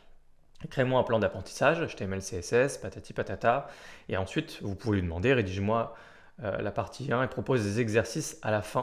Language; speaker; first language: French; native; French